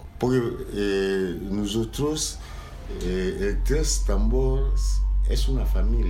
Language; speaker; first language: Spanish; non-native, learner; Lingala